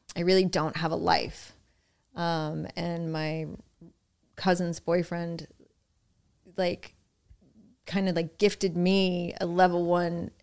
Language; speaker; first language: English; native; English